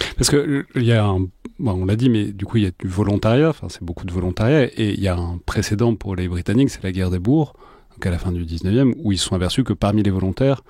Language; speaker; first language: French; native; French